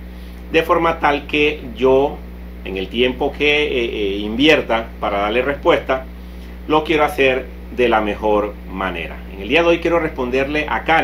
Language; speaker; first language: Spanish; native; Spanish